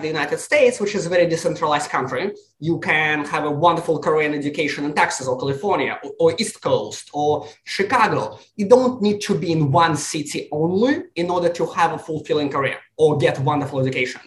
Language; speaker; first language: English; non-native, fluent; Russian